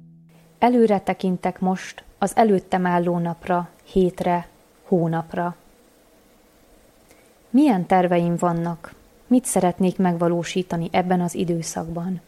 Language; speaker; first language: Hungarian; native; Hungarian